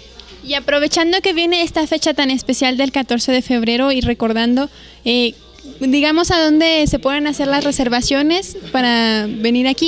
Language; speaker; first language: Spanish; native; Spanish